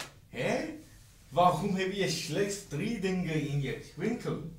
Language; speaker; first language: Dutch; non-native, learner; English